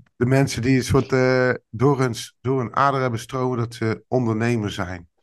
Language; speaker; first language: Dutch; native; Dutch